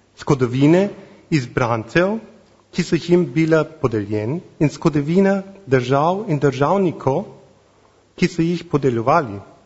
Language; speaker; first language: Slovenian; non-native, fluent; German